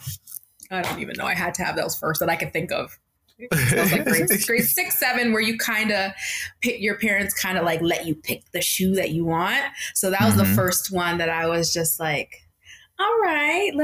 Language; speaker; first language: English; native; English